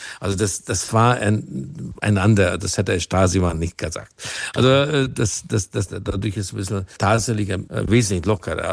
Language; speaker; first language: German; non-native, fluent; Hungarian